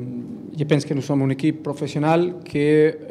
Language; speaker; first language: French; non-native, learner; Spanish